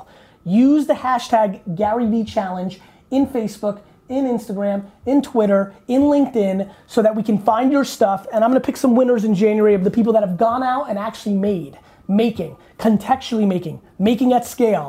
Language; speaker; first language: English; early bilingual, other home language; Russian